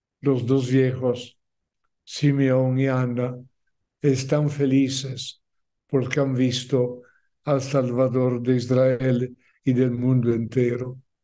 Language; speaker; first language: Spanish; non-native, fluent; Italian